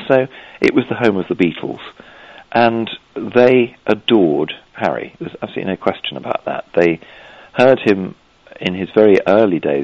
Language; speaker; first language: English; native; English